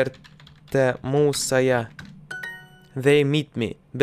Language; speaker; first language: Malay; non-native, learner; Russian